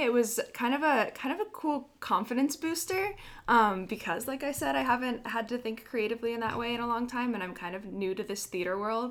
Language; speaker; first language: English; native; English